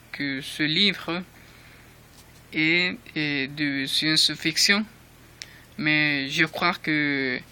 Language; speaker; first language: French; non-native, learner; Spanish